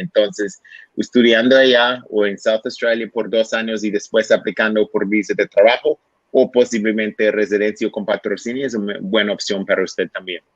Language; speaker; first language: Spanish; non-native, learner; English